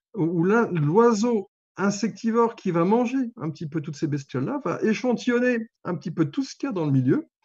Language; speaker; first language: French; native; French